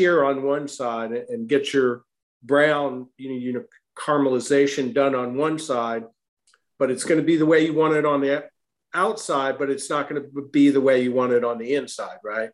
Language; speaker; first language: English; native; English